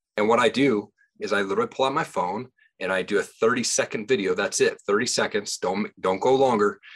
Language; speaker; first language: English; native; English